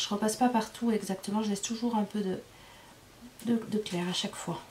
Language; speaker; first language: French; native; French